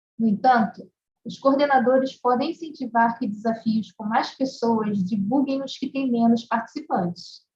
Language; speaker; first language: Portuguese; native; Portuguese